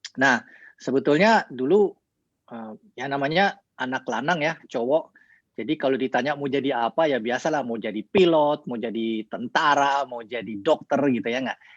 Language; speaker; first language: Indonesian; early bilingual, heritage; Indonesian